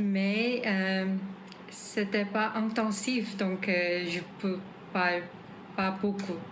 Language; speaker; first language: French; non-native, learner; Korean